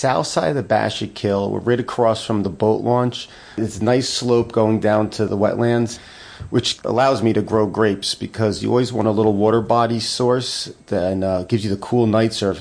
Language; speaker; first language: English; native; English